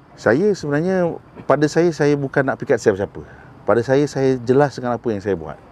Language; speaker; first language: Malay; native; Malay